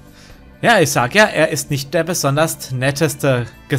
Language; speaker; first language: German; native; German